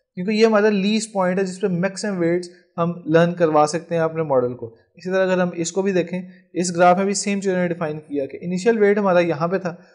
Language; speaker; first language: Urdu; non-native, local second language; Punjabi